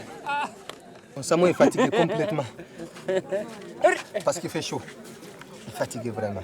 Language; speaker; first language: French; non-native, local second language; Fula